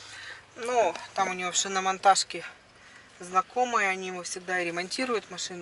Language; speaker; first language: Russian; native; Russian